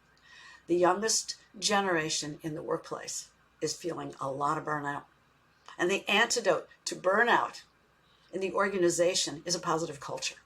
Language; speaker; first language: English; native; English